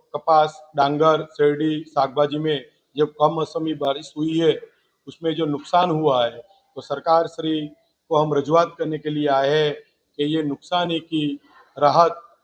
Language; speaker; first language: Hindi; non-native, local second language; Gujarati